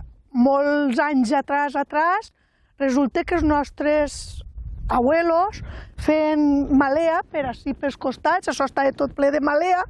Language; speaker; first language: Catalan; native; Catalan